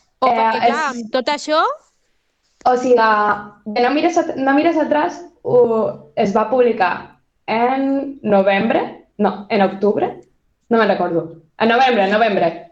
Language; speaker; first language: Catalan; non-native, local second language; Spanish